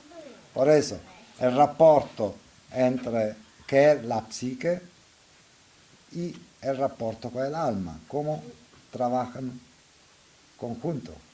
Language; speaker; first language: Spanish; non-native, learner; Italian